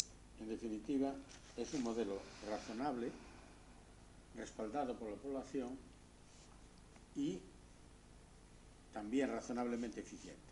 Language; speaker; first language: Spanish; native; Spanish